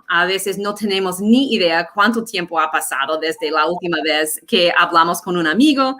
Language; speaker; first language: Spanish; non-native, fluent; English